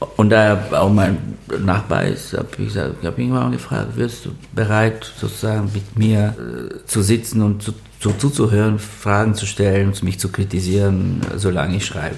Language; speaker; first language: German; non-native, fluent; Bulgarian